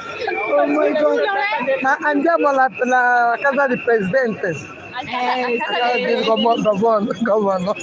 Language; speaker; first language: Italian; non-native, learner; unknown